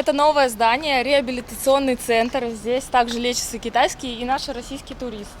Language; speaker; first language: Russian; native; Russian